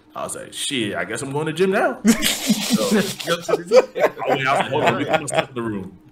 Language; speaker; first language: English; native; English